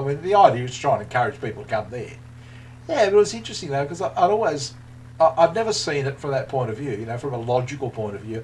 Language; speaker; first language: English; native; English